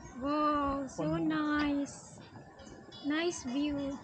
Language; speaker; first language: English; non-native, local second language; Cebuano